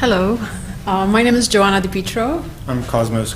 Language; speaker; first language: English; non-native, fluent; Polish